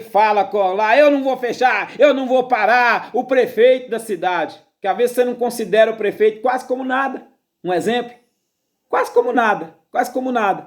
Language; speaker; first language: Portuguese; native; Portuguese